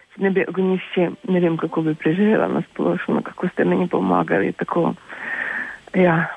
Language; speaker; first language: Slovenian; non-native, fluent; Ukrainian